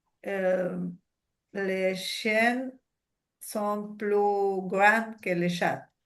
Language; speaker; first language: French; non-native, learner; Spanish